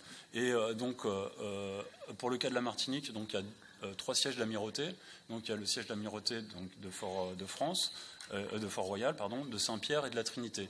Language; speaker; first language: French; native; French